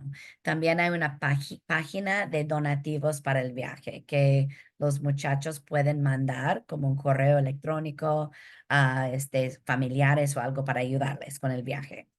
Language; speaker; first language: Spanish; early bilingual, heritage; Spanish